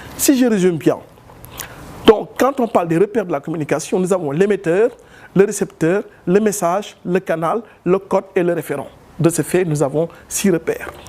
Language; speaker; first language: French; non-native, local second language; Wolof